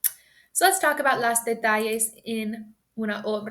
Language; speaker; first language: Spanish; non-native, fluent; English